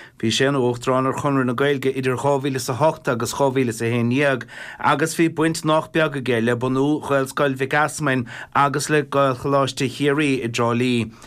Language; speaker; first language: Irish; native; Irish